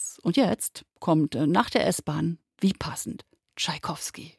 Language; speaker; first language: German; native; German